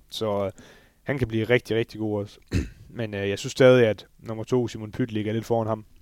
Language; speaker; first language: Danish; native; Danish